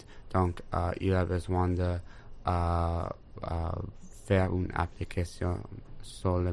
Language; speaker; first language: French; non-native, learner; English